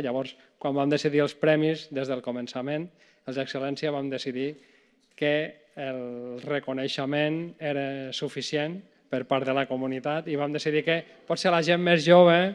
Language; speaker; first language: Catalan; native; Catalan